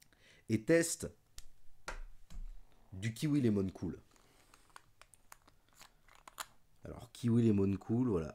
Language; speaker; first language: French; native; French